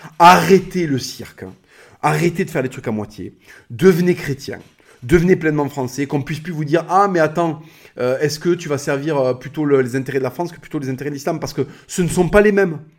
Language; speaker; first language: French; native; French